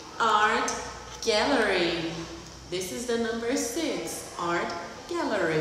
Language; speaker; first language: English; non-native, fluent; Portuguese